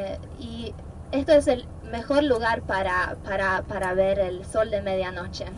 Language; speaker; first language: Spanish; non-native, fluent; Norwegian